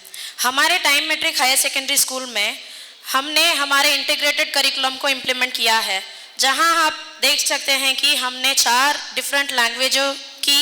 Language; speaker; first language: Hindi; non-native, local second language; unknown